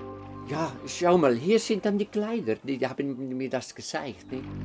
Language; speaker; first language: German; non-native, fluent; Dutch